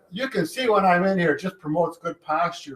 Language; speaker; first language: English; native; English